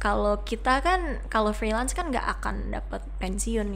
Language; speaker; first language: Indonesian; early bilingual, heritage; Indonesian